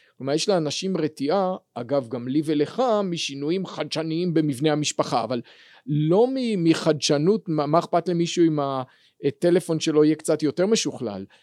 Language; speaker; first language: Hebrew; native; Hebrew